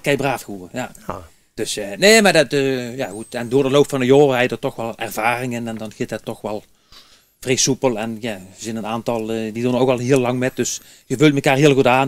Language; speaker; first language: Dutch; native; Dutch